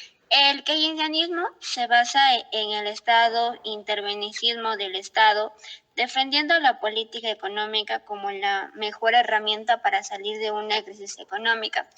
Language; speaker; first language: Spanish; native; Spanish